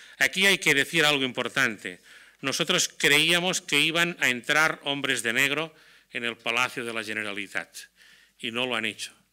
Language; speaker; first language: Spanish; non-native, local second language; Catalan